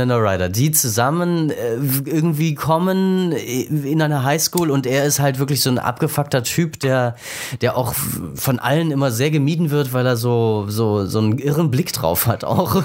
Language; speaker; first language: German; native; German